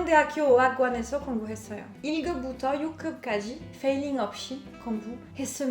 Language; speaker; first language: Korean; non-native, learner; French